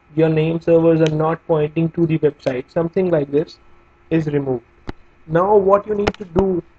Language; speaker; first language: English; non-native, local second language; Hindi